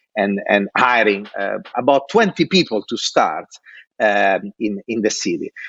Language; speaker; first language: English; non-native, fluent; Italian